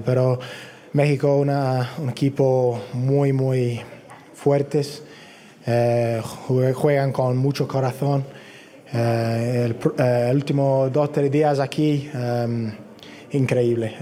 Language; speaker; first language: Spanish; non-native, learner; English